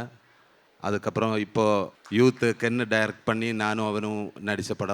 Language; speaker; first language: Tamil; non-native, learner; Malayalam